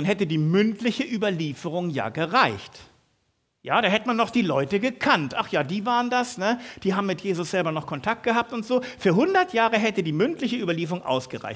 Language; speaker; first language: German; native; German